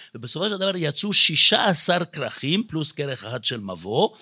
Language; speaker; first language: Hebrew; non-native, fluent; Hungarian